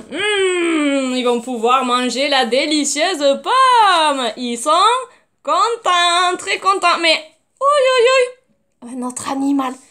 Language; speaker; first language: French; native; French